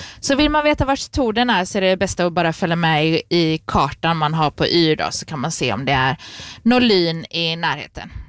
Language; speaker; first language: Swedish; native; Swedish